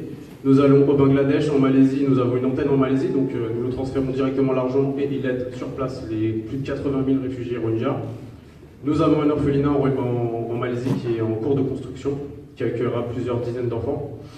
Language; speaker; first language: French; native; French